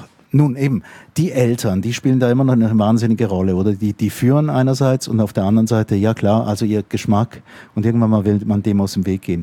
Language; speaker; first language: German; native; German